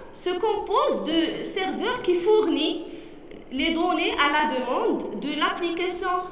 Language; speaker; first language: French; non-native, local second language; Arabic